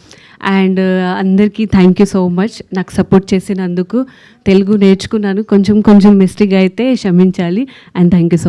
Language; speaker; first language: Telugu; non-native, learner; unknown